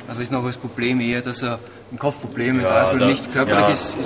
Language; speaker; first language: German; native; German